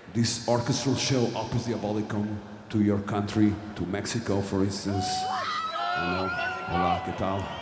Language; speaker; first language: English; non-native, fluent; Portuguese